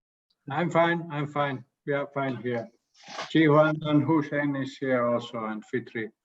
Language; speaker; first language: English; non-native, fluent; Finnish